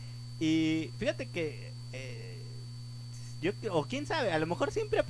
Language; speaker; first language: Spanish; native; Spanish